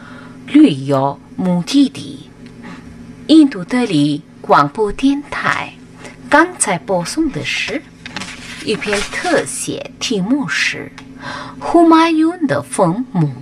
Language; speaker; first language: Chinese; non-native, fluent; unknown